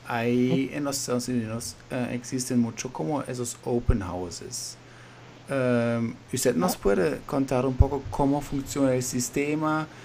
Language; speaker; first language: Spanish; non-native, fluent; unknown